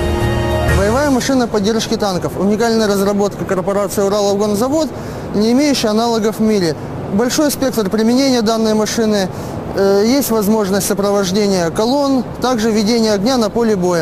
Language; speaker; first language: Russian; native; Russian